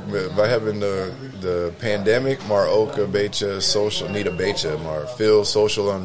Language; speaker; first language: Dutch; non-native, learner; English